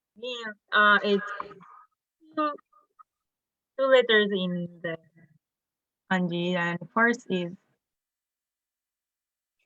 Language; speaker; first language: English; non-native, learner; Japanese